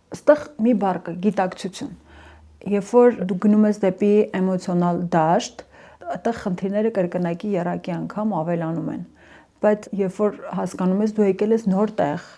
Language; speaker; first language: Armenian; early bilingual, heritage; Armenian